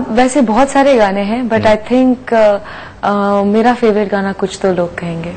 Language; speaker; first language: Hindi; non-native, local second language; Gujarati